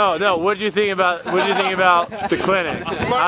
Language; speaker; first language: English; native; English